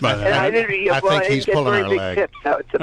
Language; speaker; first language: English; native; English